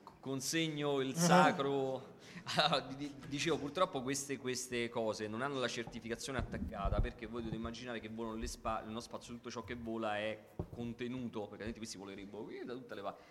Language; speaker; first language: Italian; native; Italian